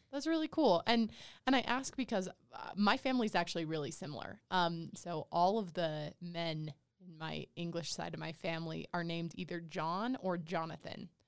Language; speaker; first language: English; native; English